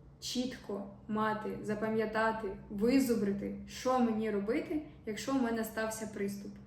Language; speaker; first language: Ukrainian; non-native, local second language; Russian